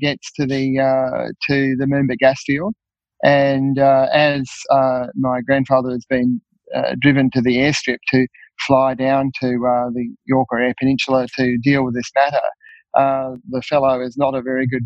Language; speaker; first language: English; native; English